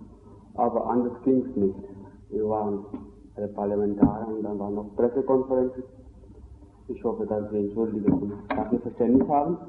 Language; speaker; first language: German; non-native, fluent; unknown